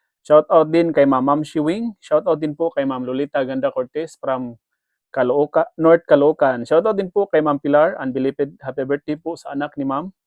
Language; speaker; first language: Filipino; non-native, local second language; Cebuano